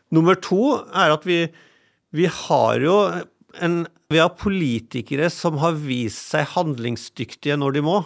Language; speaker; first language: Norwegian; non-native, fluent; German